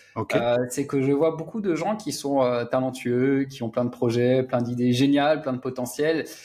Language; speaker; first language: French; native; French